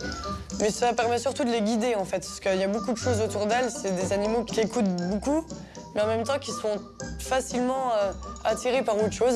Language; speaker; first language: French; native; French